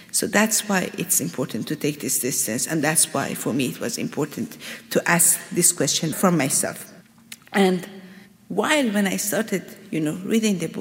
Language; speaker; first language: English; non-native, fluent; Persian